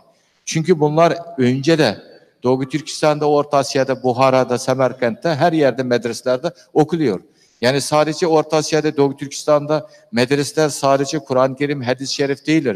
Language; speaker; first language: Turkish; non-native, learner; Uyghur